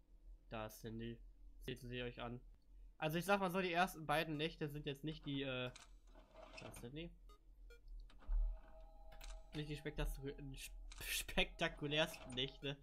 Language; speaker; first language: German; native; German